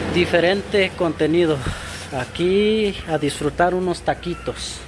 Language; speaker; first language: Spanish; native; Spanish